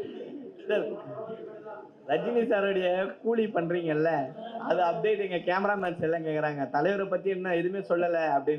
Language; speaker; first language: Tamil; native; Tamil